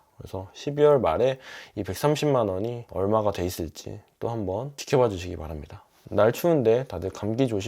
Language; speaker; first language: Korean; native; Korean